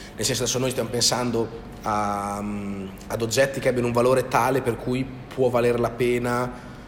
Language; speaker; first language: Italian; native; Italian